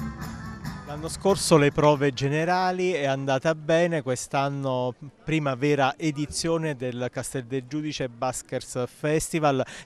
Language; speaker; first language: Italian; native; Italian